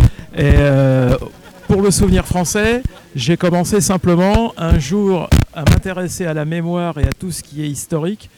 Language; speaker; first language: French; native; French